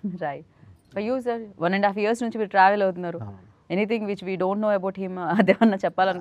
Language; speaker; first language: Telugu; native; Telugu